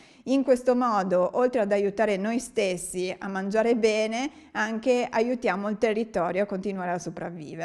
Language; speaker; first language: Italian; native; Italian